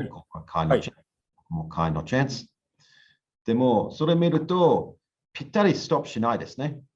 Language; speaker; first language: Japanese; non-native, learner; English